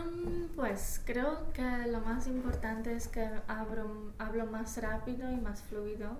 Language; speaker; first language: Spanish; non-native, fluent; Polish